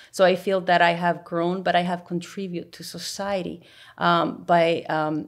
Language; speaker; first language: English; native; English